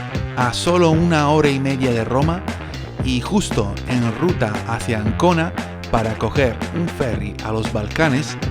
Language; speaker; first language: Spanish; non-native, fluent; Italian